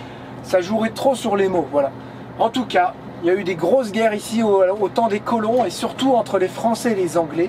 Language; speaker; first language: French; native; French